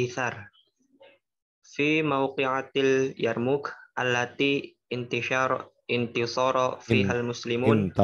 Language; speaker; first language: Arabic; non-native, learner; Indonesian